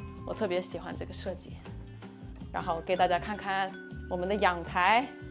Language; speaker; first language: Chinese; non-native, fluent; English